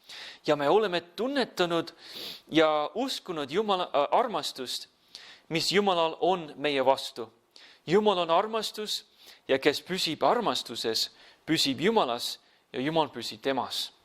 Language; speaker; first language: Estonian; non-native, fluent; English